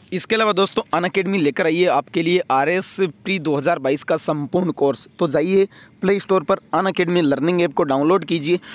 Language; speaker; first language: Hindi; native; Hindi